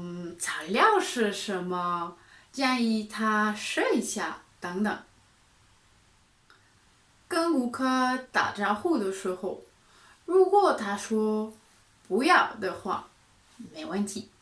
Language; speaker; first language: Chinese; non-native, fluent; French